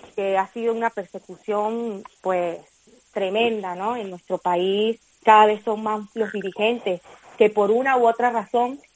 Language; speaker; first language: Spanish; native; Spanish